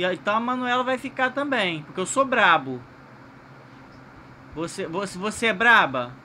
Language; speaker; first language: Portuguese; native; Portuguese